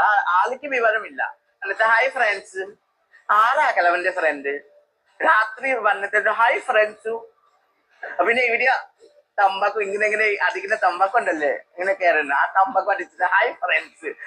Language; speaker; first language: Malayalam; non-native, fluent; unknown